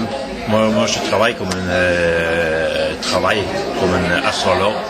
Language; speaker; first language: French; non-native, learner; Norwegian